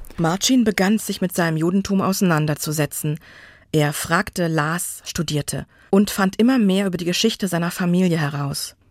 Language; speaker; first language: German; native; German